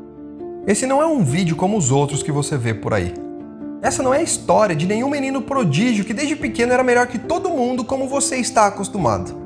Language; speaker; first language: Portuguese; native; Portuguese